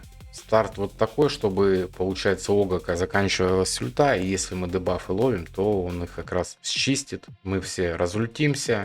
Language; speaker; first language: Russian; native; Russian